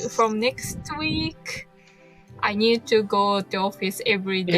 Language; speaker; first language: English; non-native, learner; Japanese